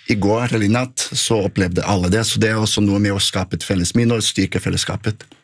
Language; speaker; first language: Norwegian; non-native, fluent; Portuguese